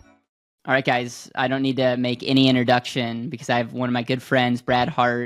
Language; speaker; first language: English; native; English